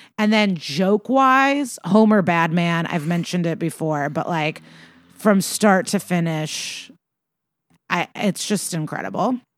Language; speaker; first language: English; early bilingual, other home language; Russian